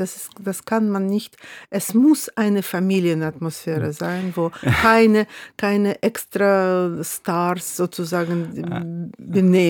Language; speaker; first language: German; non-native, fluent; Russian